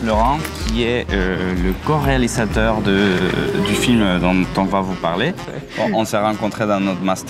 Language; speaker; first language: French; non-native, fluent; Spanish